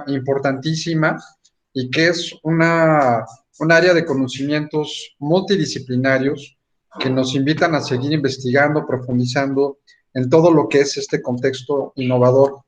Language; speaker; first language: Spanish; native; Spanish